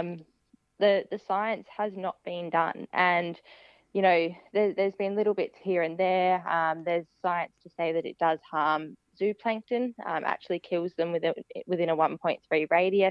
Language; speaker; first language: English; native; English